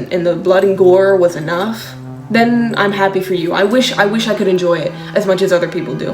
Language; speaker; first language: English; native; English